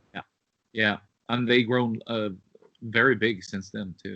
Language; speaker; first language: English; non-native, fluent; Swedish